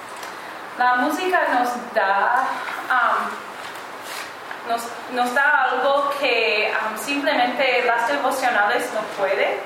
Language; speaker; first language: Spanish; non-native, learner; English